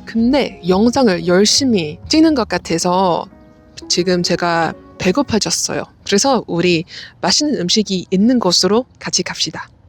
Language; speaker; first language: Korean; non-native, fluent; Vietnamese